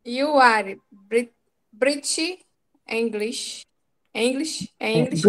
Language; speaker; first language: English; non-native, learner; Portuguese